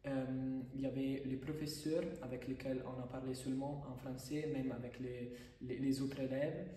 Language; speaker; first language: French; non-native, fluent; Italian